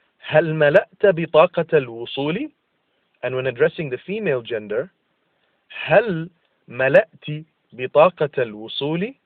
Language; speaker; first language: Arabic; non-native, fluent; English